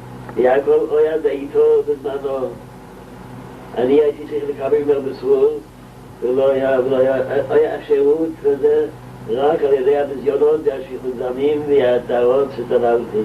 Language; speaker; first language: Hebrew; non-native, local second language; Yiddish